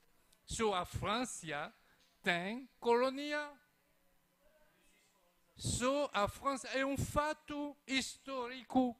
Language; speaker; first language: Portuguese; non-native, fluent; French